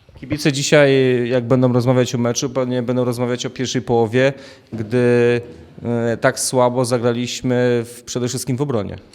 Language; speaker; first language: Polish; native; Polish